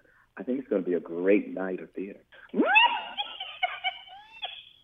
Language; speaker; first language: English; native; English